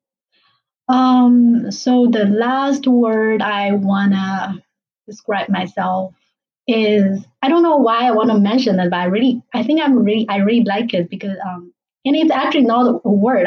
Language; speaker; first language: English; non-native, fluent; Chinese